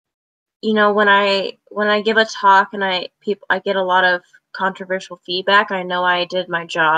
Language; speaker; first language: English; native; English